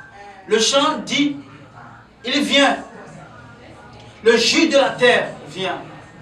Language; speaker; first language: French; non-native, local second language; Ewe